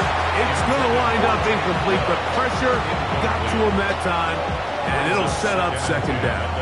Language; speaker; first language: English; native; English